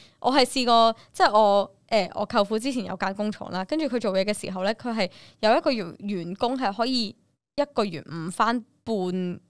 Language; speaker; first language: Cantonese; early bilingual, other home language; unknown